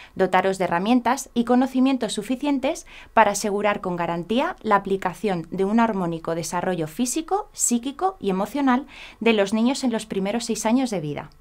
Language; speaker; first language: Spanish; native; Spanish